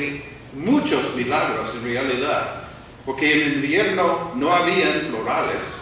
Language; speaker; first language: Spanish; non-native, fluent; English